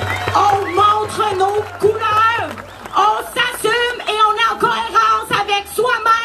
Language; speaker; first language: French; native; French